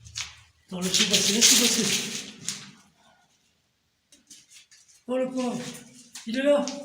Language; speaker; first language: French; native; French